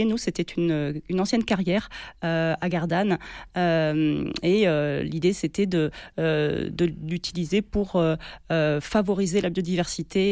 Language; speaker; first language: French; native; French